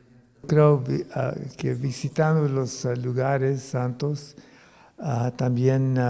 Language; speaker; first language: Spanish; non-native, fluent; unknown